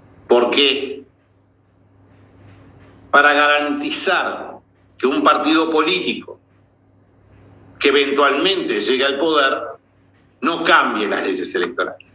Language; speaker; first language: Spanish; native; Spanish